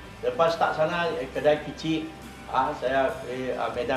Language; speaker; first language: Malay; non-native, local second language; Chinese